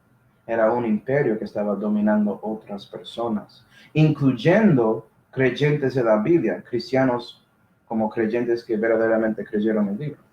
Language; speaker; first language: Spanish; early bilingual, heritage; Spanish